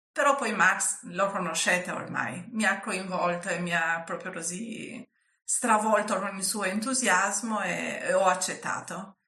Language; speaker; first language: Italian; non-native, fluent; Albanian